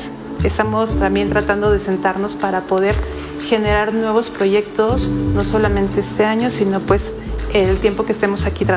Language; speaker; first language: Spanish; native; Spanish